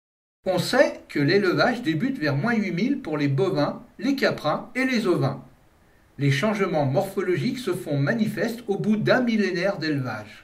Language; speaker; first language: French; native; French